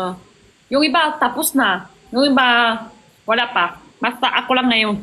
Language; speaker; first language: Filipino; non-native, learner; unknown